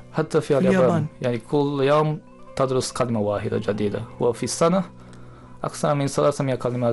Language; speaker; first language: Arabic; non-native, learner; Japanese